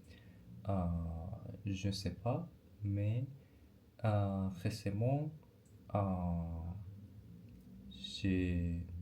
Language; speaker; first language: French; non-native, learner; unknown